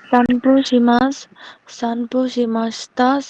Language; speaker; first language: Japanese; non-native, learner; Bangla